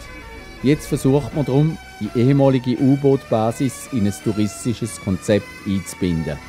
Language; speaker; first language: German; native; German